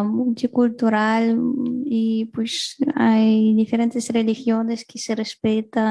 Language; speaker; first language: Spanish; non-native, fluent; Russian